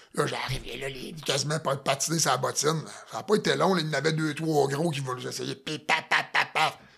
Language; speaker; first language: French; native; French